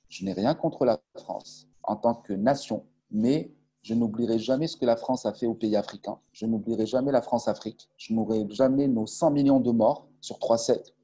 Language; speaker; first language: French; non-native, local second language; Arabic